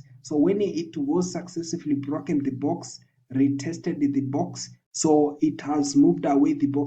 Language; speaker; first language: English; non-native, local second language; Swahili